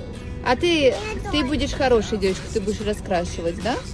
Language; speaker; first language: Russian; native; Russian